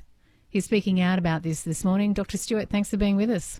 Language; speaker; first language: English; native; English